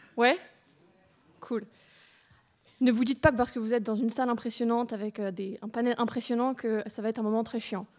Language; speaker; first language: French; native; French